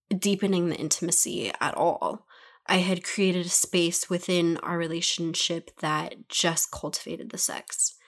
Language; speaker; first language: English; native; English